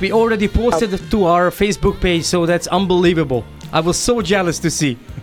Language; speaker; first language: English; non-native, fluent; Hungarian